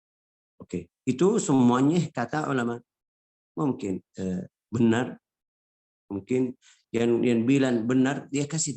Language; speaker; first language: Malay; non-native, fluent; Arabic